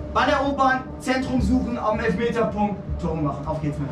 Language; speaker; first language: German; native; German